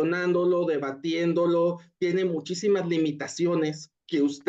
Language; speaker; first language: Spanish; native; Spanish